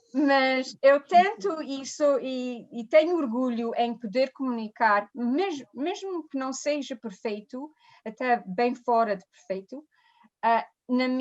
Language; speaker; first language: Portuguese; early bilingual, heritage; Portuguese